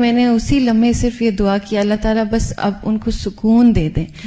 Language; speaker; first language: Urdu; native; Urdu